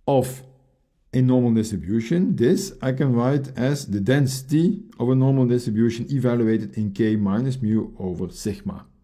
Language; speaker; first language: English; non-native, fluent; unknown